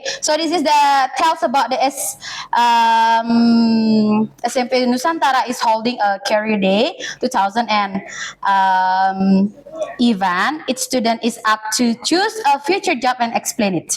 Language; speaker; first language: English; non-native, learner; Indonesian